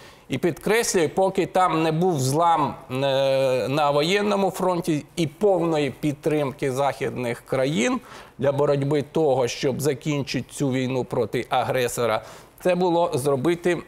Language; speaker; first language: Ukrainian; native; Ukrainian